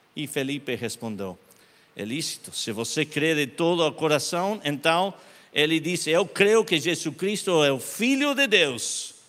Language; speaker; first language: Portuguese; non-native, learner; Spanish